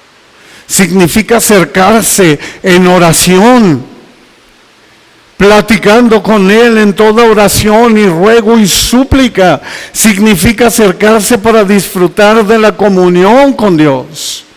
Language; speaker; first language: Spanish; native; Spanish